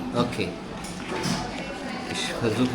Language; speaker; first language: German; non-native, learner; Amharic